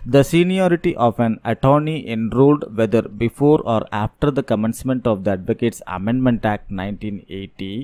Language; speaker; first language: English; non-native, local second language; Tamil